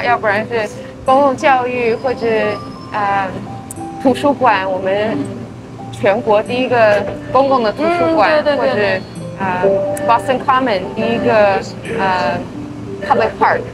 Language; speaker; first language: Chinese; early bilingual, heritage; Chinese